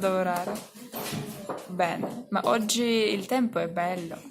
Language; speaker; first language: Italian; non-native, learner; Russian